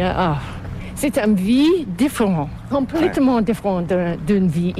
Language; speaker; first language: French; non-native, fluent; English